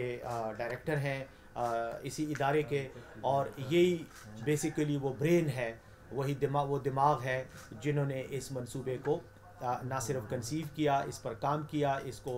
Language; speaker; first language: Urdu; non-native, local second language; Pashto